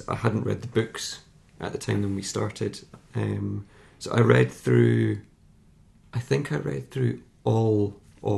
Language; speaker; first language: English; native; English